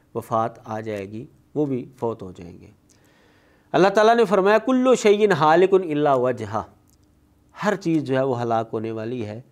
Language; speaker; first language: Urdu; non-native, local second language; Punjabi